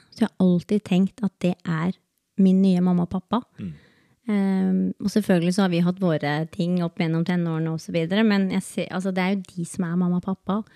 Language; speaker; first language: Norwegian; early bilingual, other home language; Spanish